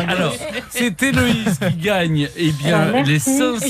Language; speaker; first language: French; native; French